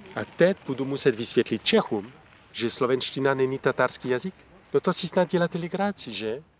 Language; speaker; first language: Czech; non-native, fluent; French